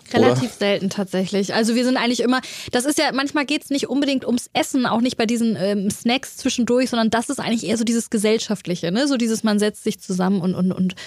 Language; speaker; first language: German; native; German